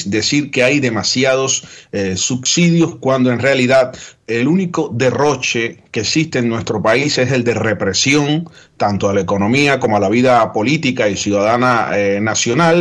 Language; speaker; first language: Spanish; native; Spanish